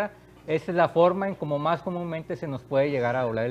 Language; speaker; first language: Spanish; native; Spanish